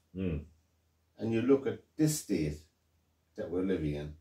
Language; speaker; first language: English; native; English